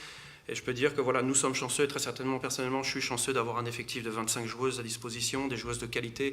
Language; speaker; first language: French; native; French